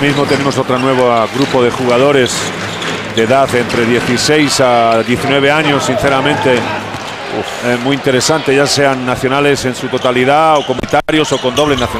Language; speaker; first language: Spanish; native; Spanish